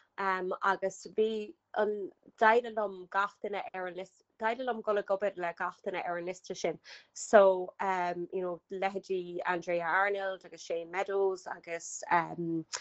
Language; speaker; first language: Irish; native; Irish